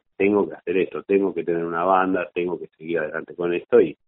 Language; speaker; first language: Spanish; native; Spanish